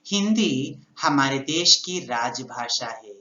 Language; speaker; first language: Hindi; non-native, local second language; Telugu